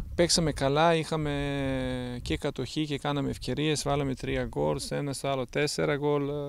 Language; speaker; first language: Greek; non-native, fluent; Serbian